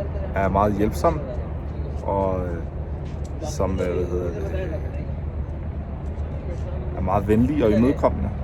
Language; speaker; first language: Danish; early bilingual, heritage; Urdu